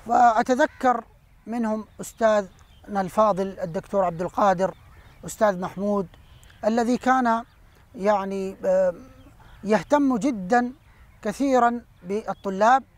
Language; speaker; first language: Arabic; non-native, fluent; Urdu